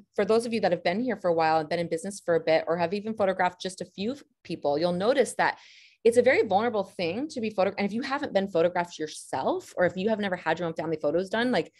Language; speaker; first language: English; native; English